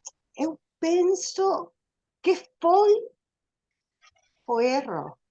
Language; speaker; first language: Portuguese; non-native, learner; Spanish